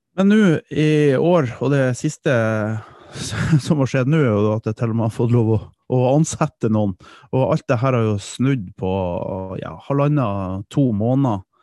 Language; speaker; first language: Norwegian; early bilingual, other home language; Dutch